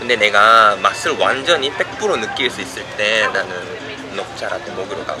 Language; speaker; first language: Korean; non-native, learner; Japanese